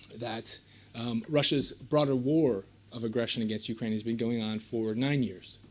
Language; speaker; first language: English; native; English